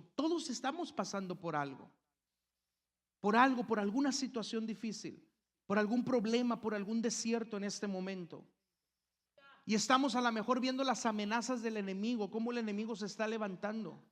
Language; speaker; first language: Spanish; native; Spanish